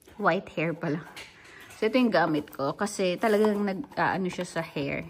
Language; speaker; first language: Filipino; non-native, local second language; Hiligaynon